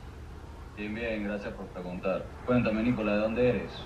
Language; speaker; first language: Spanish; native; Spanish